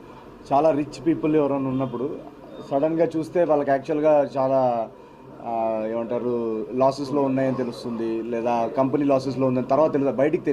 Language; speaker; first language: Telugu; native; Telugu